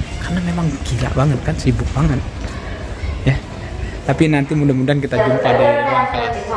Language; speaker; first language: Indonesian; native; Indonesian